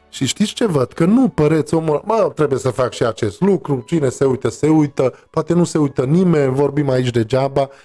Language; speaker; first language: Romanian; native; Romanian